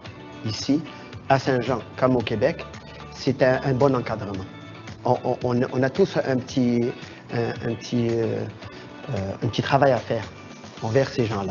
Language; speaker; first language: French; non-native, local second language; Arabic